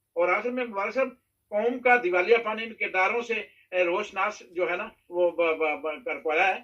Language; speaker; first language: Urdu; non-native, local second language; Punjabi